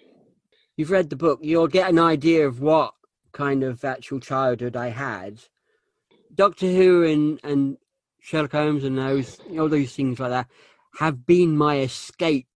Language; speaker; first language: English; native; English